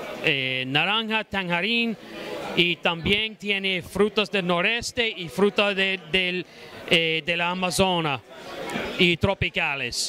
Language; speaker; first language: Spanish; non-native, fluent; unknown